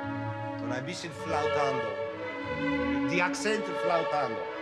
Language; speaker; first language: German; non-native, learner; English